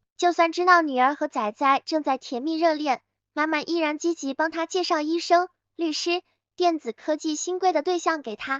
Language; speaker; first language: Chinese; native; Chinese